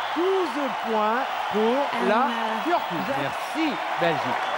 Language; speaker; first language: French; non-native, fluent; Turkish